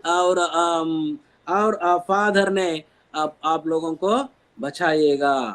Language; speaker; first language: Hindi; non-native, local second language; Telugu